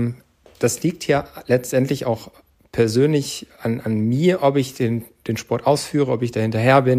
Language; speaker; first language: German; native; German